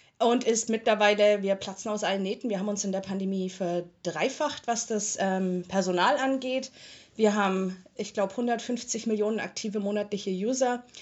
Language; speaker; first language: German; native; German